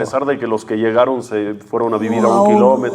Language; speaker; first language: Spanish; native; Spanish